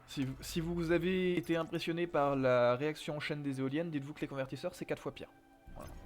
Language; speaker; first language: French; native; French